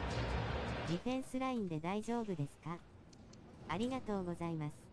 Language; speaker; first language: Japanese; native; Japanese